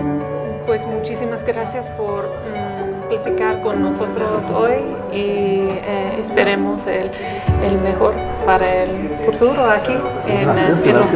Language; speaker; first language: Spanish; non-native, fluent; English